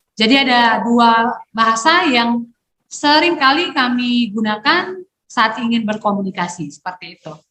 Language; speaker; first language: Indonesian; native; Indonesian